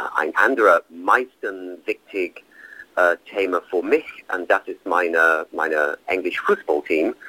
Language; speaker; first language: German; non-native, learner; English